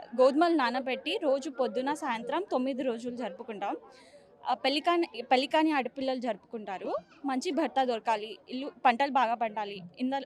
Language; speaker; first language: Telugu; non-native, local second language; Lambadi